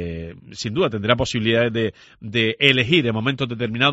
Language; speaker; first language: Spanish; native; Spanish